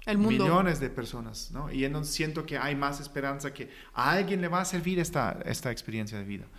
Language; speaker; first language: Spanish; non-native, fluent; German